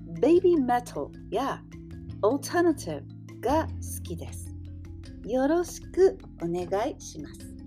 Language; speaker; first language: Japanese; non-native, learner; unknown